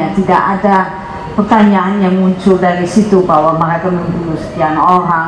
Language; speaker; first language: Indonesian; non-native, fluent; Dutch